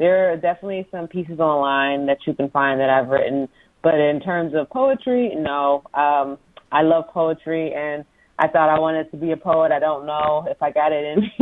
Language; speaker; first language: English; native; English